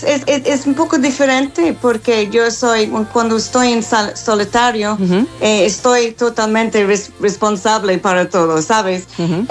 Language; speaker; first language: Spanish; non-native, fluent; English